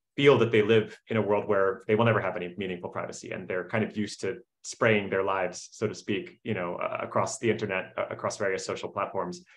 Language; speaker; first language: English; native; English